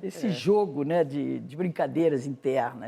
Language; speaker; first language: Portuguese; native; Portuguese